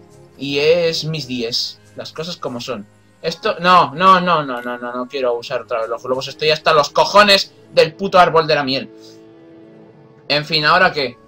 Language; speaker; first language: Spanish; native; Spanish